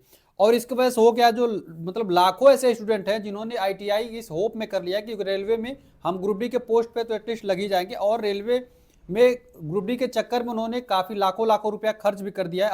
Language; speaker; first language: Hindi; native; Hindi